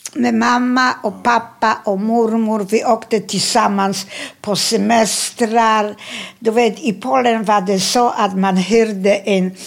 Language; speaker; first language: Swedish; non-native, fluent; Polish